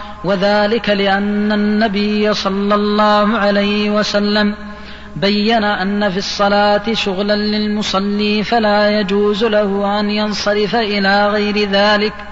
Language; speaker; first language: Arabic; native; Arabic